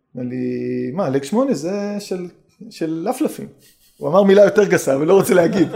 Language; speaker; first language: Hebrew; native; Hebrew